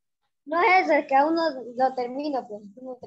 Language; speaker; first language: Spanish; native; Spanish